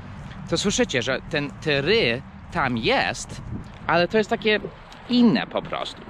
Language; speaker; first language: Polish; non-native, fluent; English